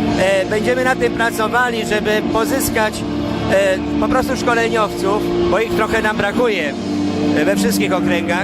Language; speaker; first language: Polish; native; Polish